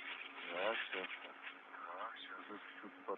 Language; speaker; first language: Russian; native; Russian